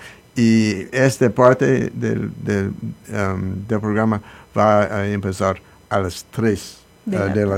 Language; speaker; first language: Spanish; non-native, learner; English